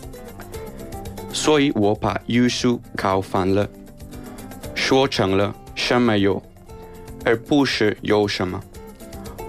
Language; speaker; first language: Chinese; non-native, learner; Spanish